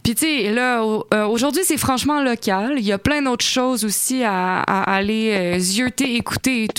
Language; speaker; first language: French; native; French